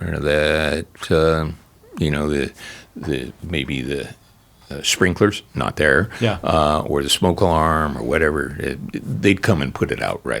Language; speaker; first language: English; native; English